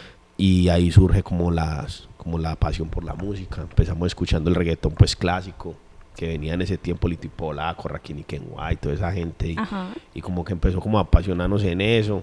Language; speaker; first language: Spanish; native; Spanish